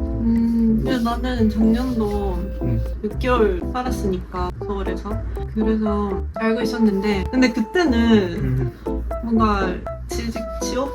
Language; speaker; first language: Korean; non-native, fluent; Japanese